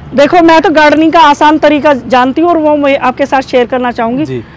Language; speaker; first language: Hindi; native; Hindi